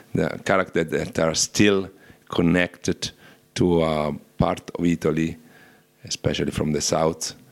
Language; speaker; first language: English; non-native, fluent; Italian